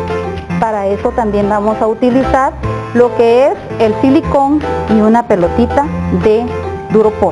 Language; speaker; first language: Spanish; native; Spanish